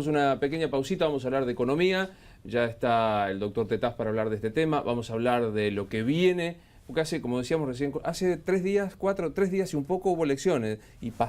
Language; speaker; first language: Spanish; native; Spanish